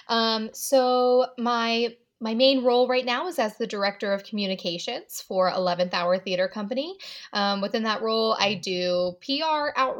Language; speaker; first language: English; native; English